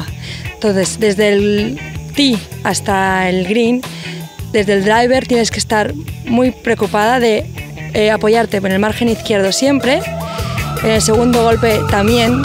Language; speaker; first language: Spanish; native; Spanish